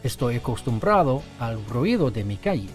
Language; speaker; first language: Spanish; non-native, fluent; English